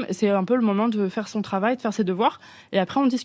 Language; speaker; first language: French; native; French